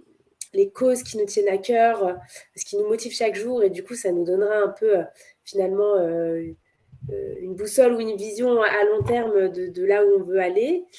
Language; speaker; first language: French; native; French